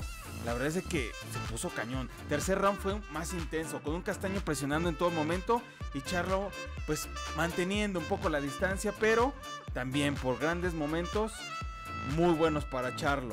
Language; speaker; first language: Spanish; native; Spanish